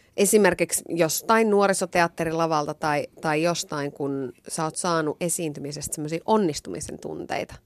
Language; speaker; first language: Finnish; native; Finnish